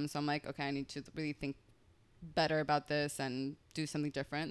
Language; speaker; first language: English; early bilingual, other home language; Spanish